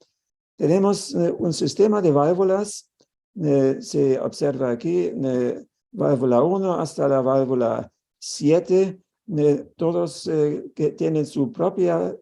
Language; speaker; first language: Spanish; non-native, fluent; German